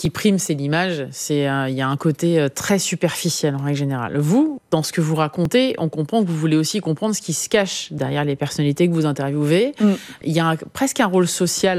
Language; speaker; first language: French; native; French